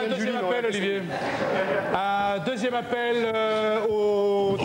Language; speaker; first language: French; native; French